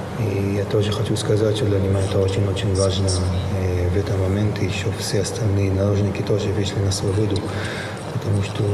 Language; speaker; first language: Russian; early bilingual, heritage; Russian